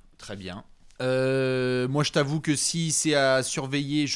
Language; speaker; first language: French; native; French